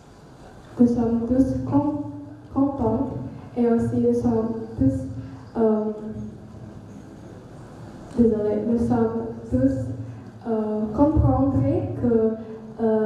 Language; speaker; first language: French; non-native, learner; Indonesian